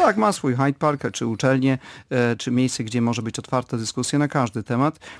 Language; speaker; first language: Polish; early bilingual, heritage; Polish